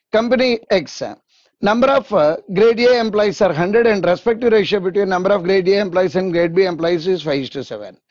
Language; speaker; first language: English; non-native, local second language; Telugu